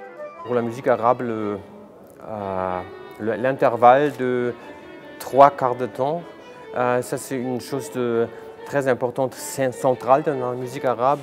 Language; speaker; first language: French; non-native, fluent; German